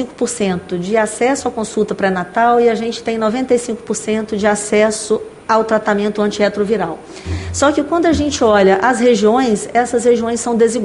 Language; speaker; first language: Portuguese; native; Portuguese